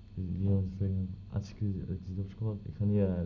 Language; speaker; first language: Dutch; non-native, learner; Arabic